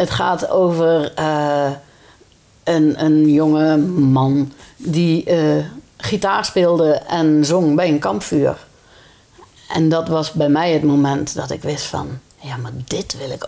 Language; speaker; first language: Dutch; native; Dutch